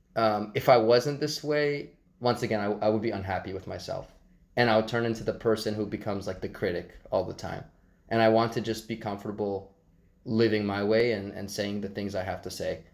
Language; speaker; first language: English; native; English